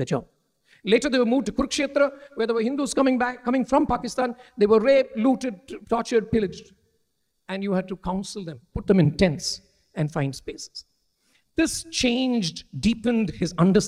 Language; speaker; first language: English; non-native, local second language; Malayalam